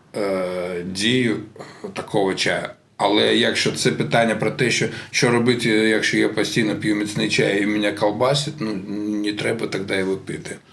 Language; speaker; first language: Ukrainian; non-native, local second language; Russian